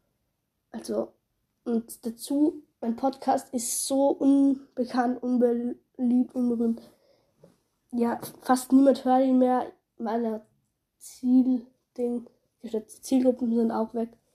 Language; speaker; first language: German; native; German